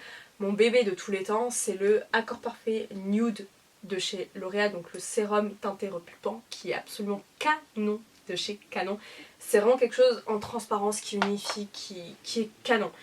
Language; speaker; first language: French; native; French